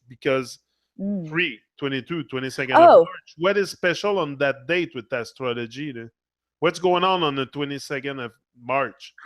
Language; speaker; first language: English; non-native, fluent; French